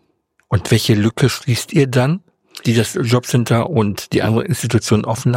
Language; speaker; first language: German; native; German